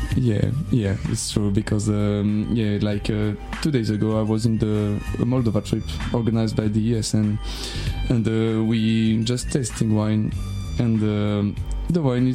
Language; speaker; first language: English; non-native, learner; French